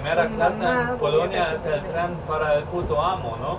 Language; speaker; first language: Spanish; non-native, fluent; Polish